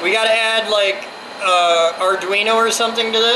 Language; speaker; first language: English; native; English